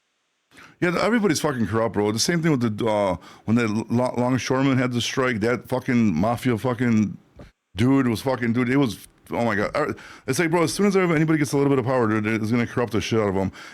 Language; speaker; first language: English; native; English